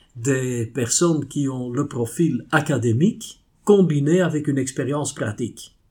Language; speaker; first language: French; non-native, fluent; Dutch